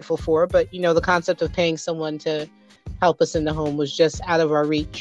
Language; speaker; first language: English; native; English